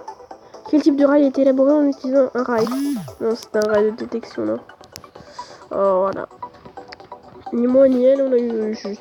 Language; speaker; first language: French; native; French